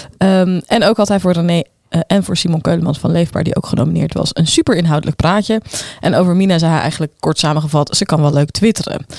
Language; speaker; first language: Dutch; native; Dutch